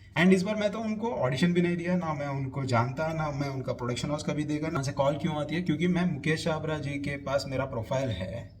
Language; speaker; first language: Hindi; non-native, local second language; Telugu